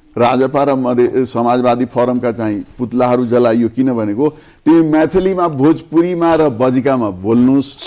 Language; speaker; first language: Nepali; non-native, local second language; Bhojpuri